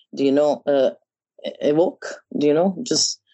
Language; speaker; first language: English; non-native, learner; Italian